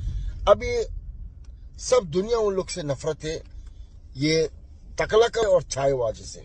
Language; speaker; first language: Hindi; non-native, learner; Arabic